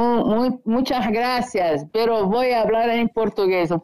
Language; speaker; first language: Spanish; non-native, learner; Portuguese